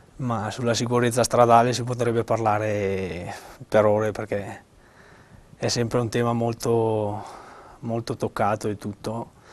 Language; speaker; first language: Italian; native; Italian